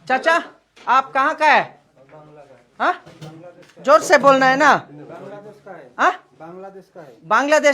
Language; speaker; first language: Hindi; non-native, local second language; Kannada